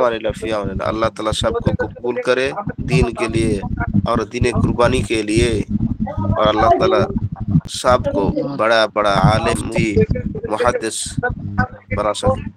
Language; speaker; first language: Hindi; non-native, learner; Bangla